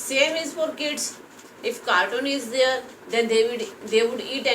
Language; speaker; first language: English; non-native, local second language; Hindi